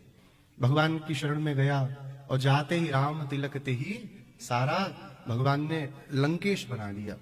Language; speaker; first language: Hindi; native; Hindi